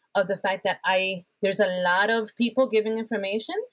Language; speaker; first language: English; early bilingual, other home language; Spanish